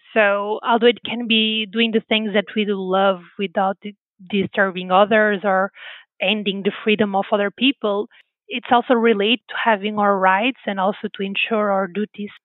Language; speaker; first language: English; non-native, fluent; Portuguese